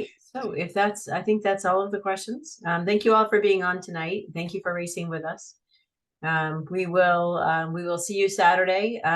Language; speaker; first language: English; native; English